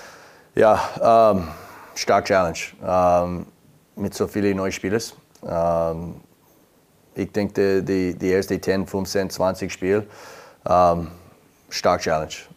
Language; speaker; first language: German; non-native, learner; English